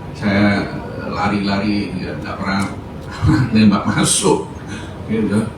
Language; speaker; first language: Indonesian; native; Indonesian